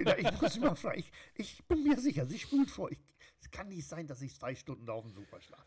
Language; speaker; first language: German; early bilingual, other home language; Turkish